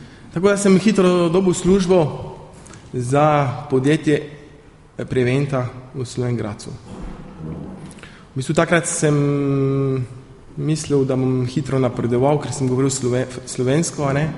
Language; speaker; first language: Slovenian; early bilingual, heritage; Slovenian